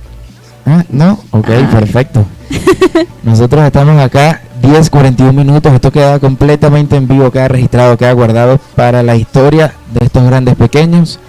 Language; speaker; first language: Spanish; native; Spanish